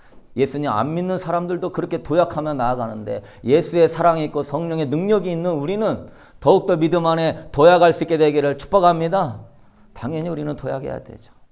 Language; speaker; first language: Korean; native; Korean